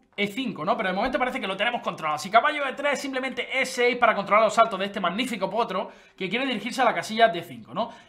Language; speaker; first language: Spanish; native; Spanish